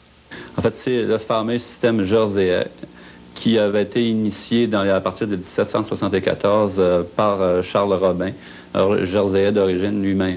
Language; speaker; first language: French; native; French